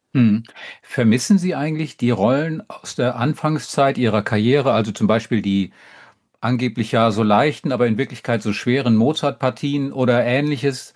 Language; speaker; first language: German; native; German